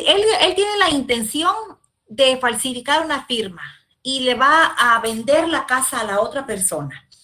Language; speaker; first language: Spanish; native; Spanish